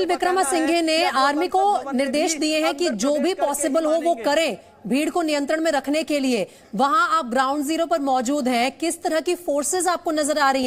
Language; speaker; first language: Hindi; native; Hindi